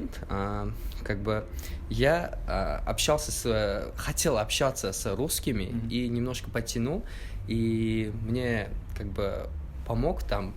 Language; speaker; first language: Russian; non-native, local second language; Uzbek